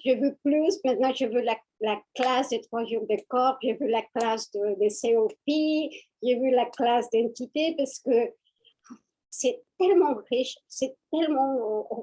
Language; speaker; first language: French; non-native, fluent; Spanish